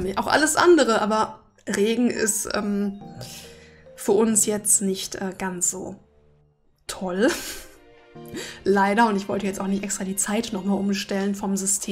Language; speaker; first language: German; native; German